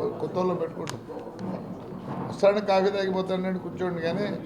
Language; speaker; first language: Telugu; native; Telugu